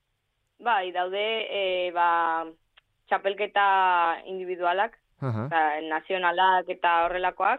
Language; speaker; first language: Basque; non-native, local second language; Spanish